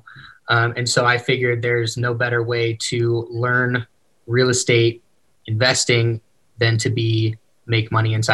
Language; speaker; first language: English; native; English